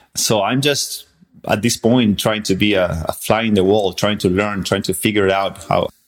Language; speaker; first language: English; non-native, fluent; Spanish